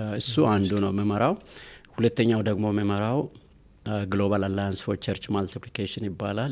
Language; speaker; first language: Amharic; non-native, local second language; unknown